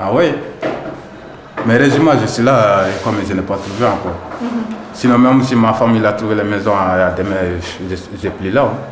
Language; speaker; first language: French; native; French